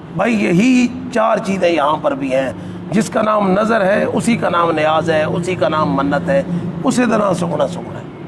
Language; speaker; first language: Urdu; non-native, local second language; Punjabi